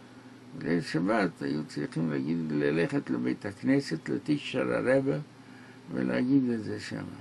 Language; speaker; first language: Hebrew; non-native, local second language; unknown